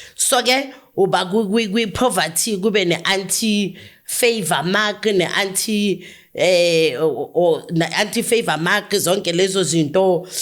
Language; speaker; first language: Zulu; native; Zulu